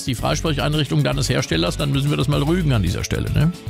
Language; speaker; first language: German; native; German